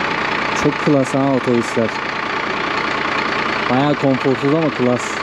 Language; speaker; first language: Turkish; native; Turkish